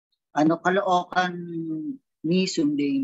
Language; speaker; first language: Japanese; non-native, learner; Filipino